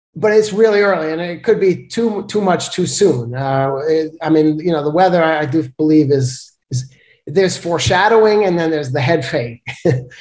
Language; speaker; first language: English; native; English